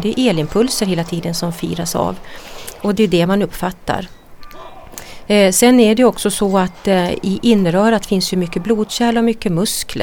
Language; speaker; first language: Swedish; native; Swedish